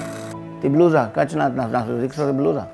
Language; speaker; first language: Greek; non-native, fluent; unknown